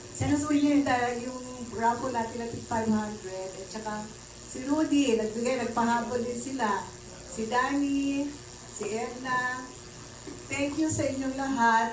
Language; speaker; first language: Filipino; non-native, local second language; Iloko